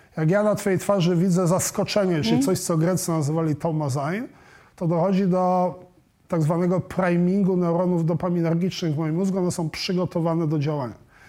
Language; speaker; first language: Polish; native; Polish